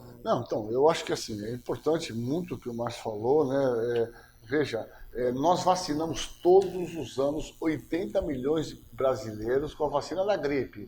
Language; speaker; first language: Portuguese; native; Portuguese